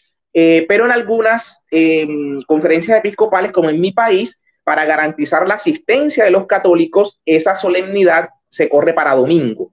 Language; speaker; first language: Spanish; native; Spanish